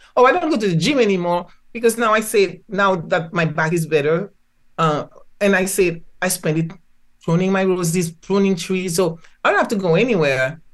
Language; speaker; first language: English; non-native, fluent; Haitian Creole